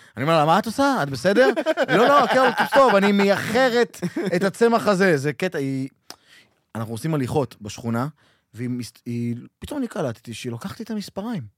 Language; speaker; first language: Hebrew; native; Hebrew